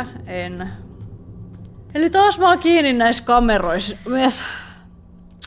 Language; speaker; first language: Finnish; native; Finnish